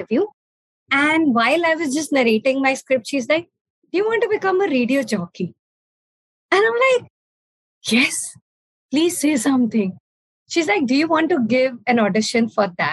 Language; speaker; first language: English; non-native, local second language; Punjabi